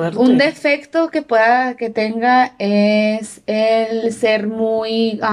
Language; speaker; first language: Spanish; early bilingual, heritage; Spanish